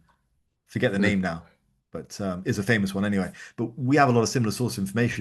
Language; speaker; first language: English; native; English